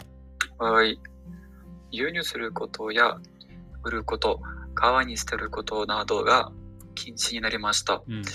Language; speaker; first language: Japanese; non-native, learner; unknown